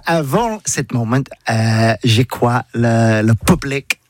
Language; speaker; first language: French; non-native, learner; English